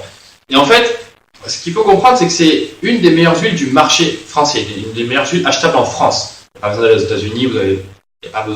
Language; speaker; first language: French; native; French